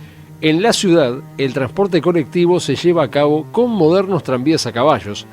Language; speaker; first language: Spanish; native; Spanish